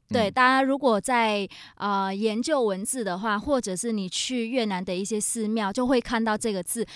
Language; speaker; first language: Chinese; non-native, fluent; Vietnamese